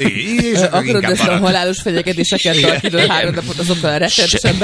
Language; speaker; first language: Hungarian; native; Hungarian